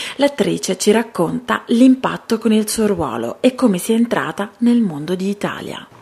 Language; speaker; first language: Italian; native; Italian